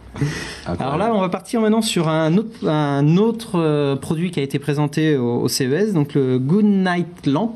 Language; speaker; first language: French; native; French